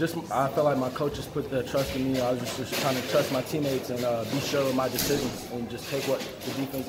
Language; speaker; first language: English; native; English